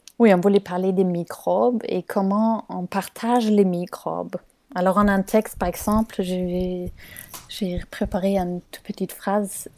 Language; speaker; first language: French; non-native, fluent; German